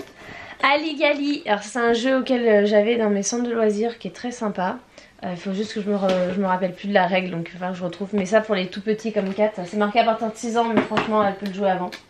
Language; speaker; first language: French; native; French